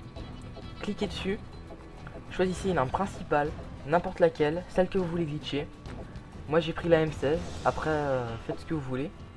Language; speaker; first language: French; native; French